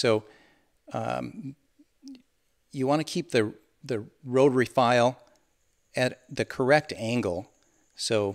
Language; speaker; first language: English; native; English